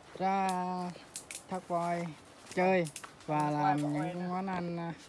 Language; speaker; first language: Vietnamese; non-native, local second language; Jarai